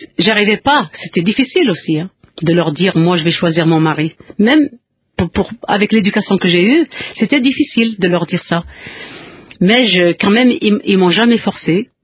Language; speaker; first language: French; non-native, local second language; Kabyle